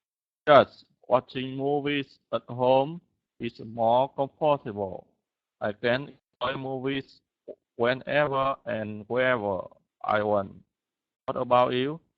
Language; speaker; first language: English; non-native, learner; Vietnamese